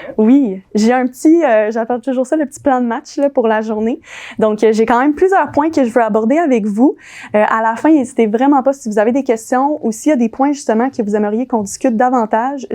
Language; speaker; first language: French; early bilingual, other home language; English